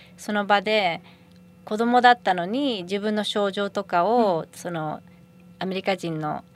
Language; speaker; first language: Japanese; early bilingual, heritage; Japanese